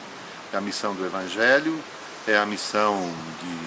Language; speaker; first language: Portuguese; native; Portuguese